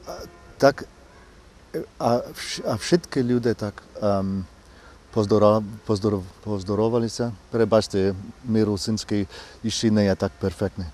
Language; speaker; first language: Ukrainian; non-native, fluent; English